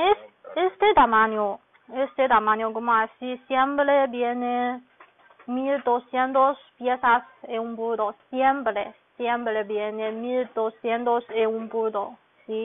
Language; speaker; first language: Spanish; non-native, learner; Chinese